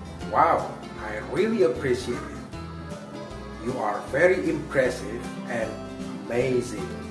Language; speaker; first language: English; non-native, fluent; Indonesian